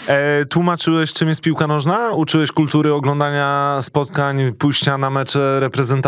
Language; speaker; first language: Polish; native; Polish